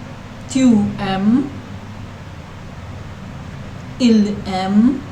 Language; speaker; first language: French; non-native, learner; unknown